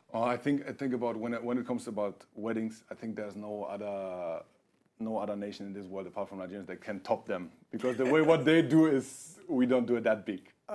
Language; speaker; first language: English; non-native, fluent; German